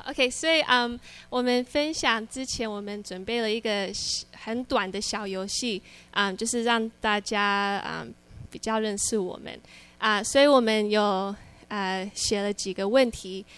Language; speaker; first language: Chinese; early bilingual, heritage; Chinese